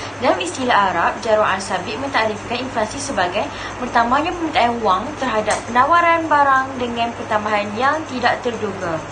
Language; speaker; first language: Malay; native; Malay